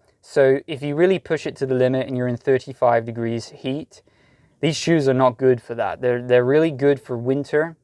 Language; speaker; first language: English; native; English